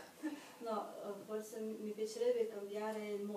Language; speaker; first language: Italian; non-native, learner; Russian